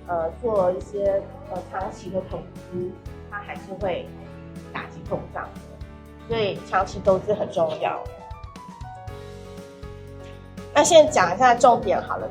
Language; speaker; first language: Chinese; native; Chinese